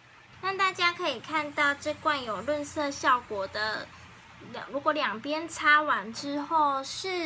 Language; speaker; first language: Chinese; native; Chinese